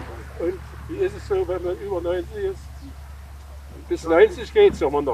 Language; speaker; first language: German; native; German